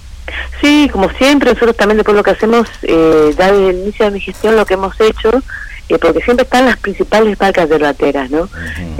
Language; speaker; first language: Spanish; native; Spanish